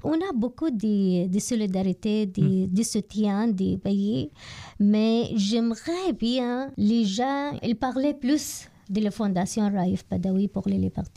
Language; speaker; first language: French; non-native, learner; Arabic